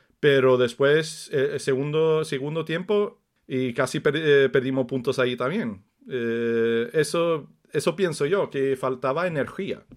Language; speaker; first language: Spanish; early bilingual, other home language; Swedish